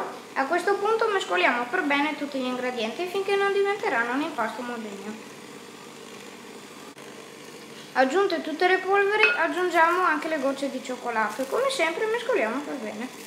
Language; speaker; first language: Italian; native; Italian